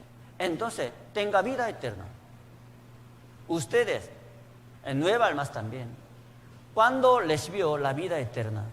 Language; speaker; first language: Spanish; non-native, learner; Korean